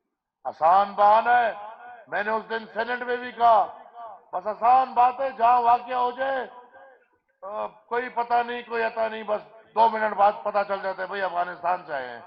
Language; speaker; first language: Urdu; non-native, local second language; Pashto